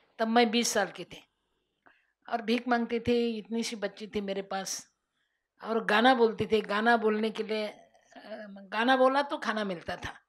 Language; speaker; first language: Hindi; non-native, local second language; Marathi